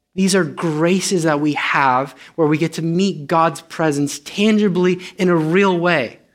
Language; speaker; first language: English; non-native, fluent; Romanian